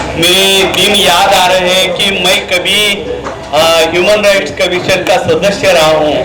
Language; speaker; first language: Hindi; non-native, local second language; Marathi